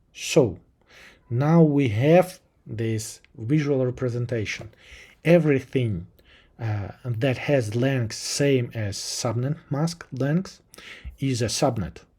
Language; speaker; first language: English; non-native, fluent; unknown